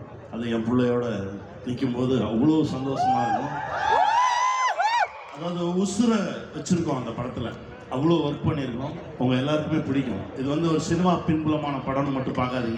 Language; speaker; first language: Tamil; native; Tamil